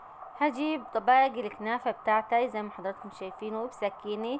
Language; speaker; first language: Arabic; native; Arabic